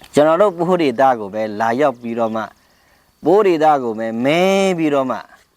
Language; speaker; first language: Burmese; non-native, local second language; Pa'o Karen